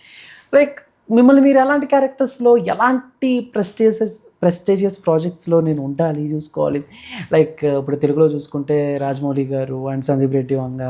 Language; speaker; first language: Telugu; native; Telugu